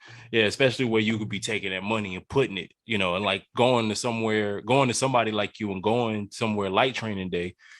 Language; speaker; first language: English; native; English